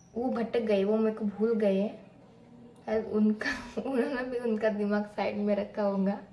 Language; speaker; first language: Hindi; non-native, local second language; Marathi